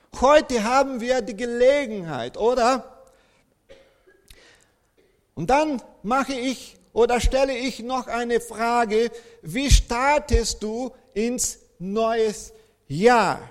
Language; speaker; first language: German; non-native, fluent; Portuguese